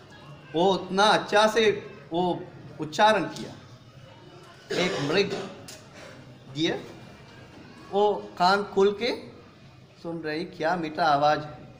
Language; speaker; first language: Hindi; non-native, learner; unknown